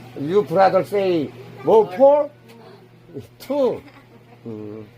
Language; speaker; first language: English; non-native, learner; Korean